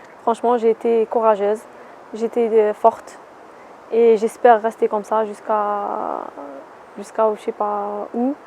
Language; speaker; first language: French; non-native, local second language; Arabic